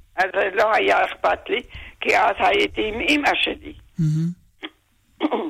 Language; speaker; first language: Hebrew; non-native, fluent; German